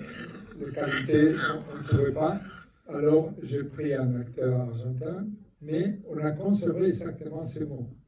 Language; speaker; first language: French; non-native, fluent; Spanish